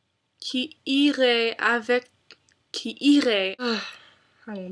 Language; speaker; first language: French; non-native, learner; English